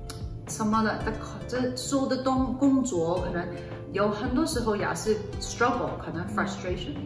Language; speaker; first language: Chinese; early bilingual, other home language; Cantonese